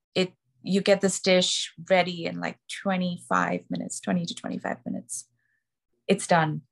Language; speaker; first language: English; non-native, local second language; Gujarati